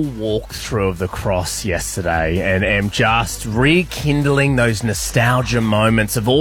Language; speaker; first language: English; native; English